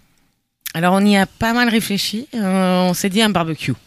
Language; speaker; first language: French; native; French